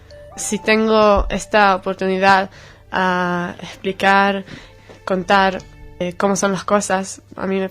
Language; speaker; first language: Spanish; non-native, fluent; Hebrew